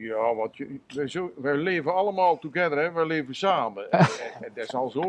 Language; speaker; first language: Dutch; native; Dutch